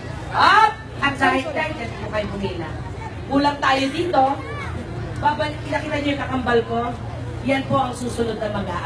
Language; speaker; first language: Filipino; native; Filipino